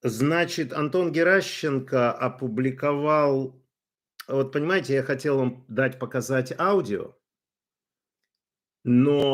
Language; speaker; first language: Russian; native; Russian